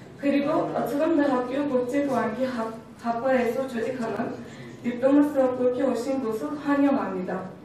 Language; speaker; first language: Korean; non-native, learner; Turkish